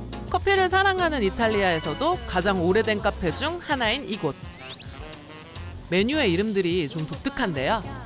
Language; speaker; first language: Korean; native; Korean